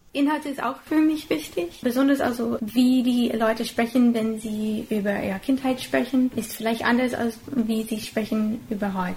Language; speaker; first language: German; non-native, fluent; English